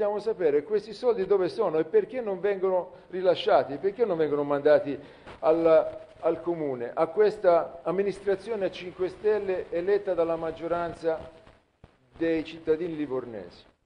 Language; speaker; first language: Italian; native; Italian